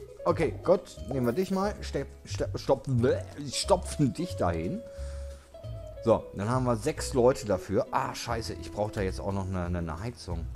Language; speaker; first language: German; native; German